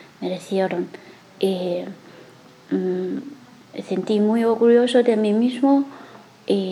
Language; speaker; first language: Spanish; non-native, learner; Chinese